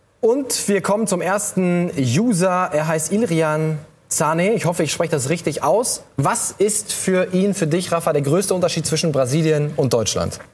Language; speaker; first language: German; native; German